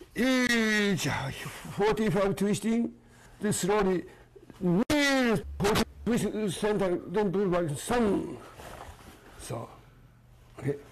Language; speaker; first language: English; non-native, learner; Japanese